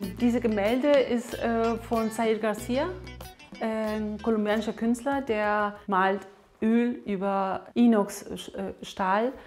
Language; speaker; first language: German; non-native, fluent; Spanish